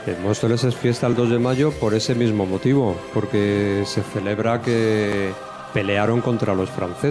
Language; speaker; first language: Spanish; native; Spanish